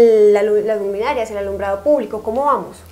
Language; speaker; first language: Spanish; native; Spanish